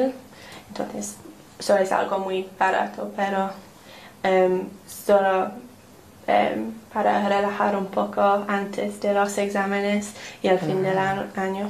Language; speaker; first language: Spanish; non-native, learner; English